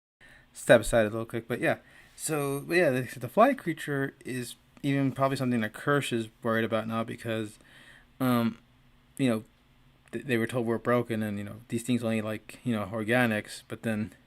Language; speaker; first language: English; native; English